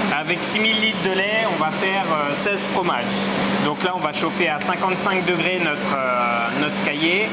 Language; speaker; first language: French; native; French